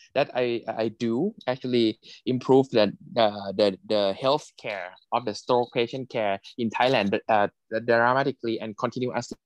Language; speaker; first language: English; non-native, fluent; Thai